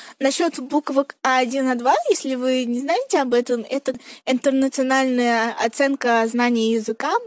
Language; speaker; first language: Russian; native; Russian